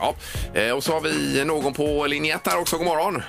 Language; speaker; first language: Swedish; native; Swedish